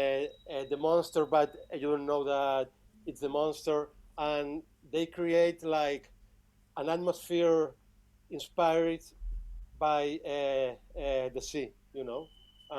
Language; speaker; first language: English; non-native, fluent; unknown